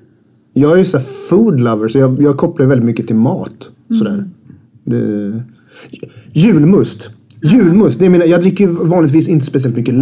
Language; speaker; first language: Swedish; native; Swedish